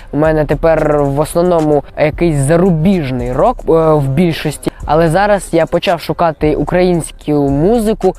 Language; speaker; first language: Ukrainian; non-native, local second language; Russian